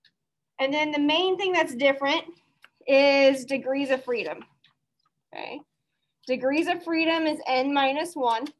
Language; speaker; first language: English; native; English